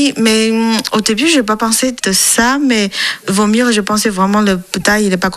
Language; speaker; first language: French; non-native, learner; Chinese